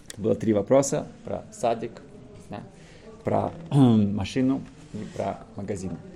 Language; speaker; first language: Russian; early bilingual, heritage; Russian